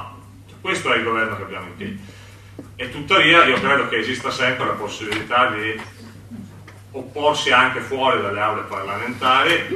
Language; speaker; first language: Italian; native; Italian